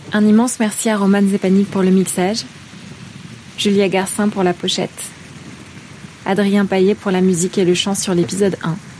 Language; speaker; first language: French; native; French